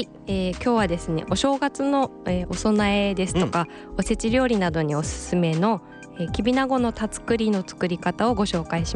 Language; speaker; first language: Japanese; native; Japanese